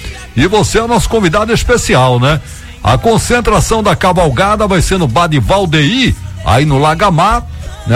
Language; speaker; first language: Portuguese; native; Portuguese